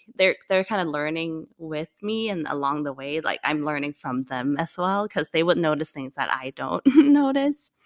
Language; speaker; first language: English; non-native, local second language; Cantonese